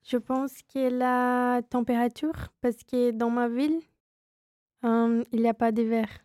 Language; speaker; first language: French; non-native, learner; Portuguese